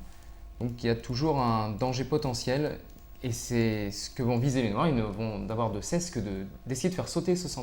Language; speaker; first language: French; native; French